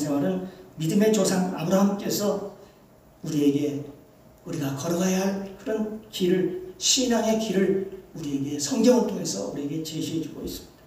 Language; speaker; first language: Korean; native; Korean